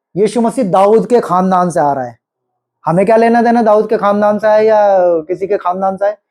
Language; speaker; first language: Hindi; native; Hindi